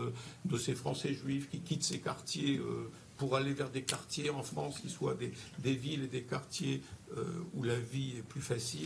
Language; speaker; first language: French; native; French